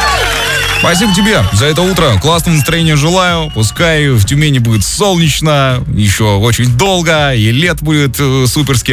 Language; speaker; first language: Russian; native; Russian